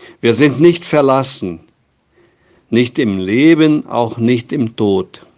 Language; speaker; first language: German; non-native, fluent; Portuguese